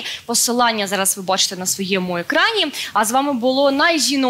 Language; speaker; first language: Ukrainian; native; Ukrainian